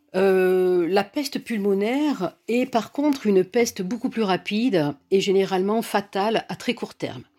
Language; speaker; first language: French; native; French